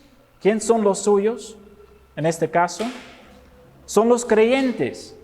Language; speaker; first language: Spanish; non-native, fluent; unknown